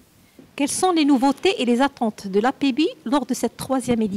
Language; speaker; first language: French; non-native, local second language; Arabic